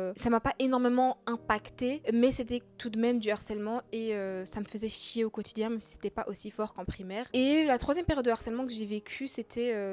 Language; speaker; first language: French; early bilingual, other home language; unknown